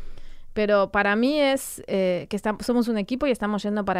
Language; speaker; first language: Spanish; native; Spanish